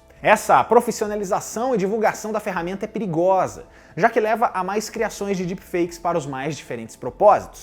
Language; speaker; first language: Portuguese; native; Portuguese